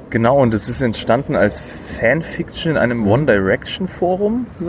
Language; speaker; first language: German; native; German